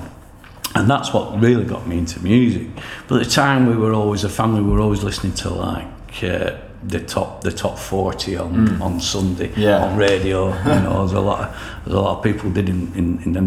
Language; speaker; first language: English; native; English